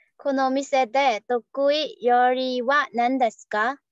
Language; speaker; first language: Japanese; non-native, learner; Burmese